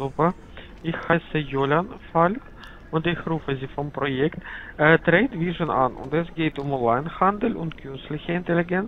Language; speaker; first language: German; non-native, fluent; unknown